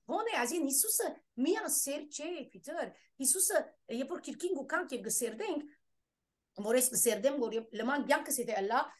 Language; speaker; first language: Armenian; early bilingual, heritage; Armenian